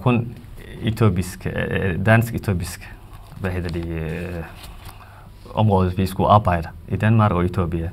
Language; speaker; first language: Danish; non-native, fluent; Somali